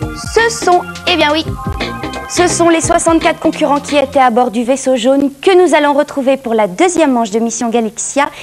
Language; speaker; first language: French; native; French